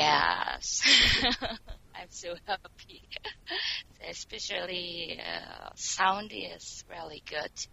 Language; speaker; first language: English; non-native, learner; Japanese